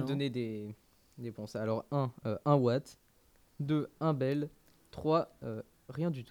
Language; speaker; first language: French; native; French